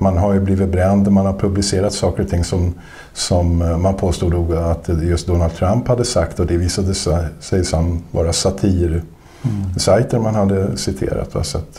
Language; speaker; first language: Swedish; native; Swedish